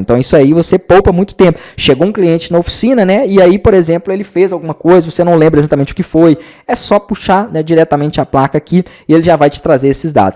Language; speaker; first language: Portuguese; native; Portuguese